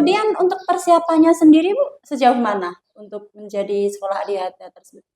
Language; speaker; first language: Indonesian; non-native, local second language; Javanese